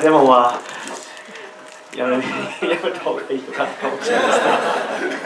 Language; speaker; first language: Japanese; non-native, learner; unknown